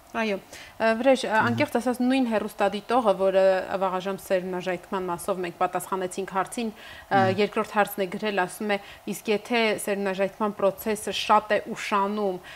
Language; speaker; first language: Armenian; native; Armenian